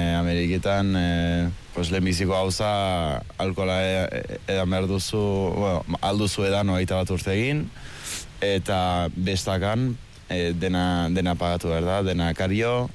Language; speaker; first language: Basque; early bilingual, heritage; Basque